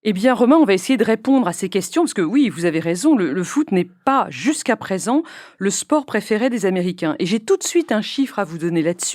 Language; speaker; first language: French; native; French